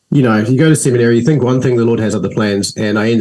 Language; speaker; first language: English; native; English